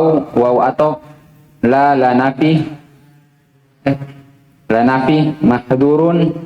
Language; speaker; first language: Arabic; non-native, learner; Indonesian